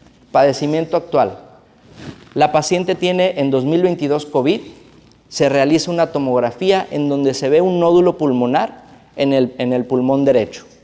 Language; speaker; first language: Spanish; native; Spanish